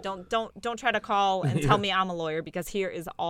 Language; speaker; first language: English; native; English